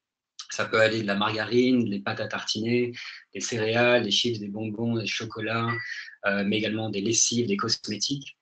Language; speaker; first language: French; native; French